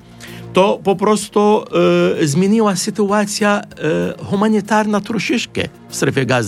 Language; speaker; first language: Polish; non-native, fluent; Arabic